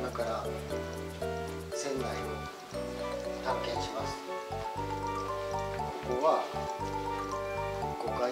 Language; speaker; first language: Japanese; native; Japanese